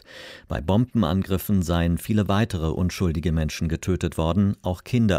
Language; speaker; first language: German; native; German